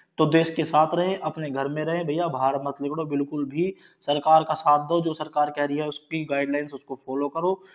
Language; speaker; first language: Hindi; native; Hindi